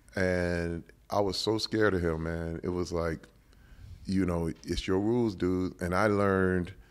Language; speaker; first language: English; native; English